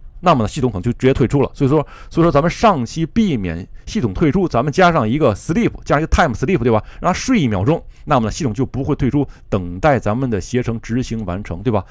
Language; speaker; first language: Chinese; native; Chinese